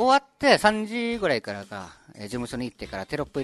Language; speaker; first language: Japanese; native; Japanese